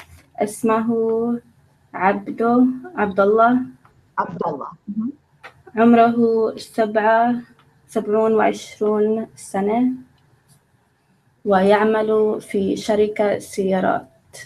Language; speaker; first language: Arabic; non-native, learner; English